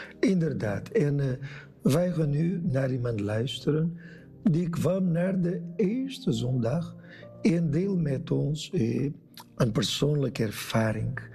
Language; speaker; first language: Dutch; non-native, fluent; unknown